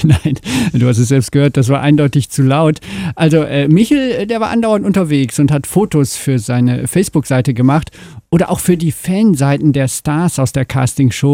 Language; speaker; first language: German; native; German